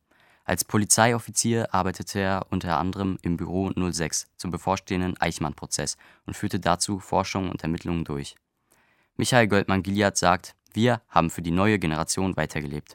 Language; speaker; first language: German; native; German